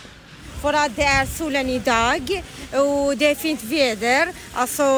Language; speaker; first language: Swedish; non-native, local second language; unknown